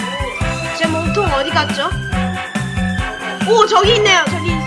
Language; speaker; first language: Korean; native; Korean